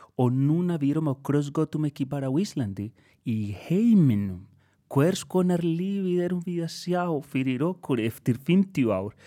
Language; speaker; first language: Icelandic; non-native, fluent; Spanish